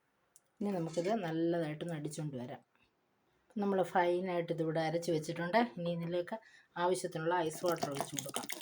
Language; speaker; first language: Malayalam; native; Malayalam